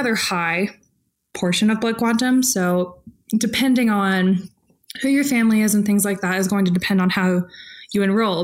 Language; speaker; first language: English; native; English